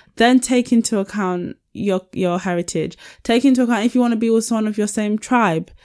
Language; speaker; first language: English; early bilingual, other home language; Yoruba